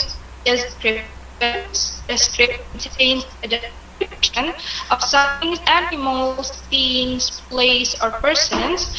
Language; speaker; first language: English; non-native, learner; Indonesian